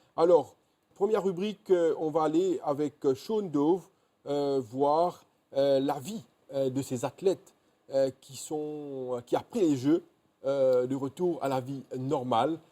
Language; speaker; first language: French; non-native, local second language; Morisyen